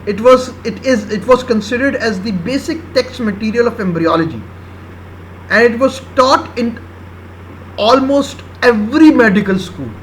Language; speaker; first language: English; non-native, local second language; Urdu